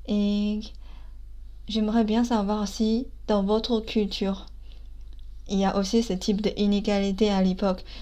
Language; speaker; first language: French; non-native, fluent; Chinese